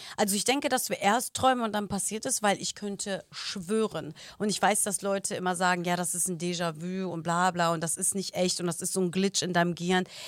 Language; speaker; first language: German; native; German